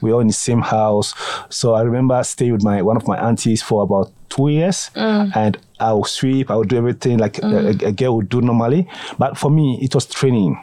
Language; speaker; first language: English; non-native, local second language; Akan